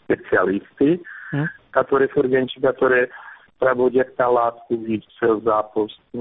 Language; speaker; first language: Russian; non-native, fluent; Czech